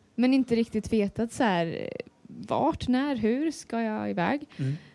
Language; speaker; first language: Swedish; native; Swedish